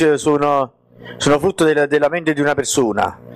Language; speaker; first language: Italian; native; Italian